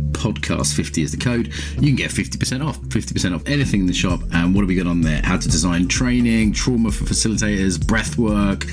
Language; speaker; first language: English; native; English